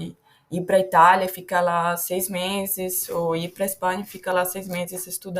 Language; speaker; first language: Portuguese; non-native, fluent; Italian